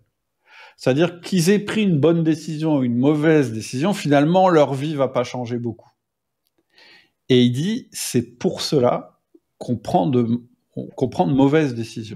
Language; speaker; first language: French; native; French